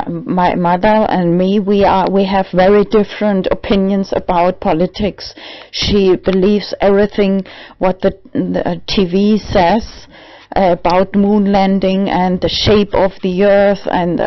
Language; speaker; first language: English; non-native, learner; German